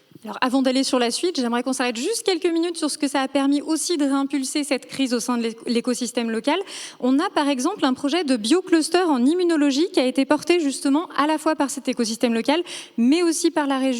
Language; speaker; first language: French; native; French